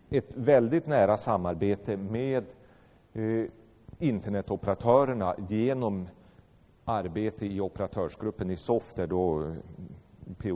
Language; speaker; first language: Swedish; native; Swedish